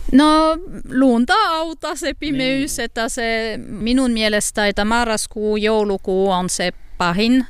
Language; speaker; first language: Finnish; non-native, learner; French